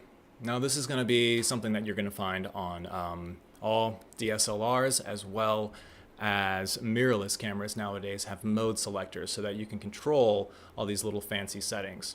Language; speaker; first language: English; native; English